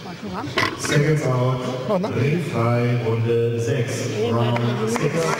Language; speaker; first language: German; native; German